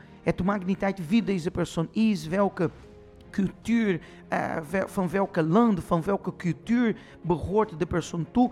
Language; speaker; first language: Dutch; non-native, fluent; Portuguese